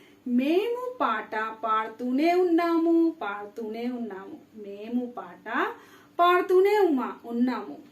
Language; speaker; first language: Telugu; non-native, fluent; Hindi